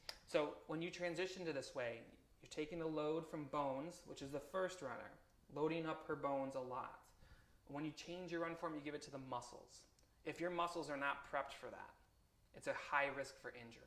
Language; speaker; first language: English; native; English